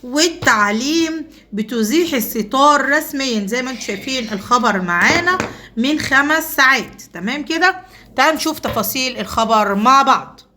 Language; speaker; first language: Arabic; native; Arabic